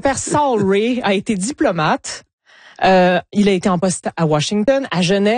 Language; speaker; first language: French; native; French